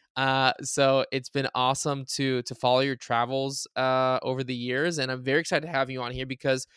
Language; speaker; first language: English; early bilingual, other home language; Bulgarian